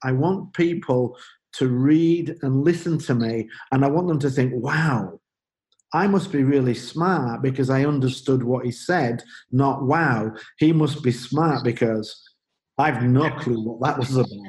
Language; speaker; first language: English; native; English